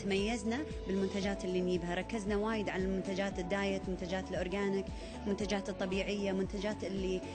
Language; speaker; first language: Arabic; native; Arabic